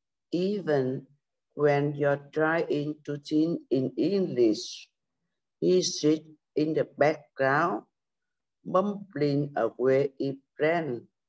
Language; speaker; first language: English; non-native, learner; Vietnamese